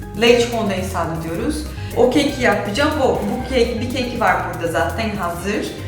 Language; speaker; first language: Turkish; non-native, fluent; Portuguese